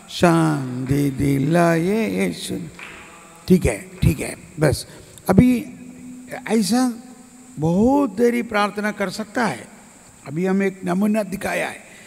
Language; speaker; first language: Hindi; non-native, local second language; Malayalam